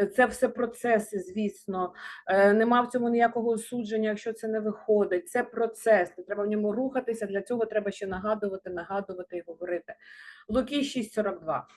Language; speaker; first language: Ukrainian; non-native, local second language; Russian